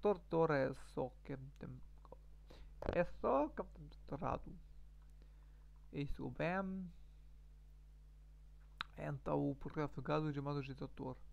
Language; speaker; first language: Portuguese; non-native, learner; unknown